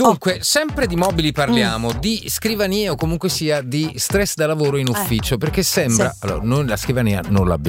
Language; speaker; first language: Italian; native; Italian